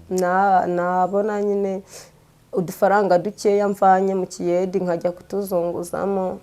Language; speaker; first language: Kinyarwanda; native; Kinyarwanda